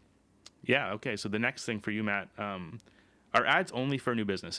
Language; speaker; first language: English; native; English